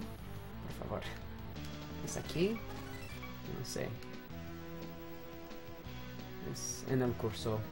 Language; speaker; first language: Spanish; non-native, learner; English